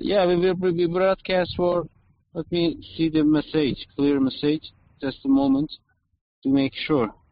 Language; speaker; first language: English; non-native, fluent; Persian